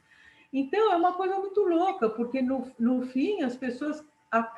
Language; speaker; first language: Portuguese; native; Portuguese